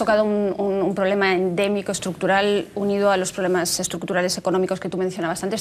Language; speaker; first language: Spanish; native; Spanish